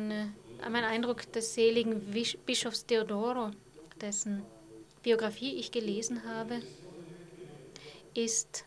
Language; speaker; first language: German; non-native, fluent; Romanian